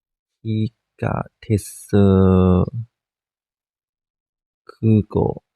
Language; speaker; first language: Japanese; non-native, learner; Thai